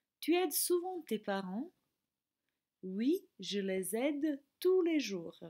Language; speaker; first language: French; non-native, fluent; Croatian